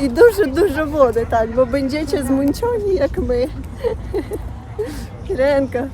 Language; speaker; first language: Polish; non-native, learner; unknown